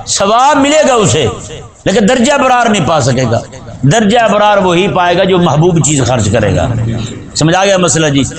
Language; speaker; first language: Urdu; non-native, local second language; Punjabi